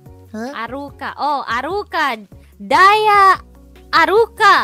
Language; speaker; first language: English; non-native, learner; Indonesian